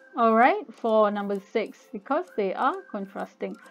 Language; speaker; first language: English; non-native, local second language; Malay